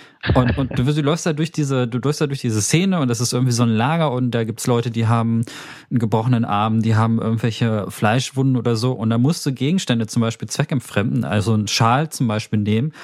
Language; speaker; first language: German; native; German